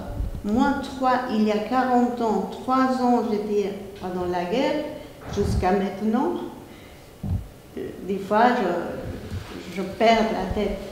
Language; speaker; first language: French; non-native, fluent; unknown